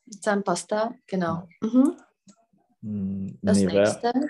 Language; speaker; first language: German; non-native, fluent; Czech